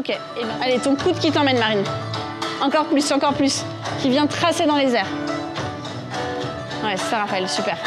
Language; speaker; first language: French; native; French